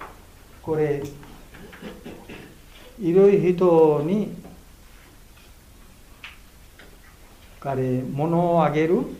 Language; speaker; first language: Japanese; non-native, learner; Bangla